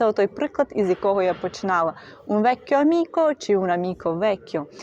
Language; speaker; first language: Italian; non-native, fluent; Ukrainian